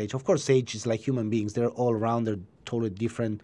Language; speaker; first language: English; non-native, learner; Spanish